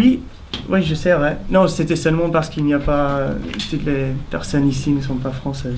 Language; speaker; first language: French; non-native, fluent; English